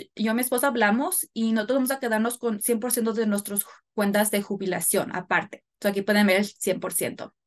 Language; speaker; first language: Spanish; early bilingual, heritage; Spanish